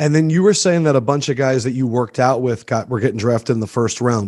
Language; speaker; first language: English; native; English